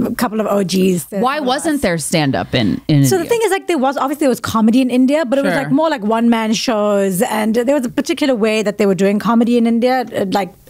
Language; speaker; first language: English; native; English